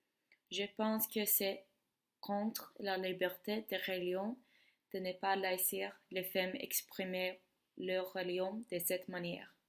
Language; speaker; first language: French; non-native, learner; Swedish